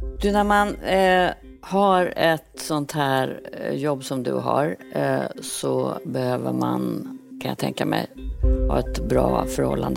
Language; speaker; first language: Swedish; native; Swedish